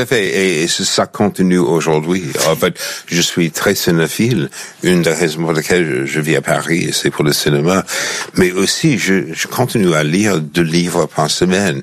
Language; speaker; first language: French; non-native, fluent; English